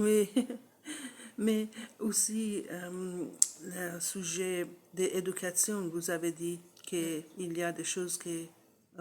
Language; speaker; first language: French; non-native, learner; English